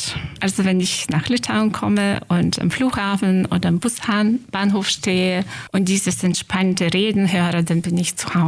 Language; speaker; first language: German; non-native, fluent; Lithuanian